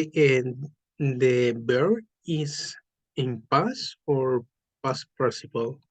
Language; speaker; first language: English; non-native, learner; Spanish